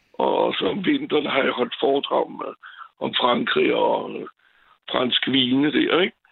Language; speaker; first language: Danish; non-native, fluent; French